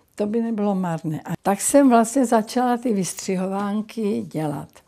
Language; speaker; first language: Czech; native; Czech